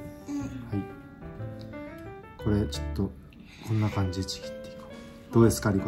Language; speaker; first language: Japanese; native; Japanese